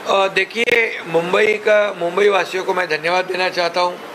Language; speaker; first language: Hindi; non-native, local second language; Marathi